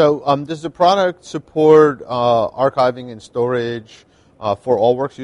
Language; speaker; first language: English; native; English